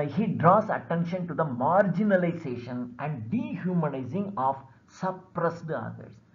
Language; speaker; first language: English; non-native, local second language; Tamil